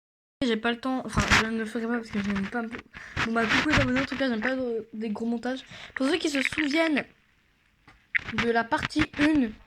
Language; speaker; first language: French; native; French